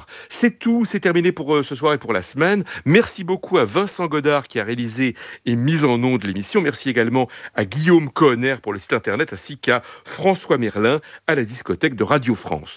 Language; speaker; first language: French; native; French